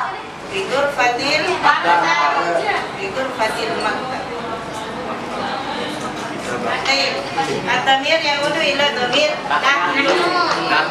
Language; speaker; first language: Arabic; non-native, fluent; Indonesian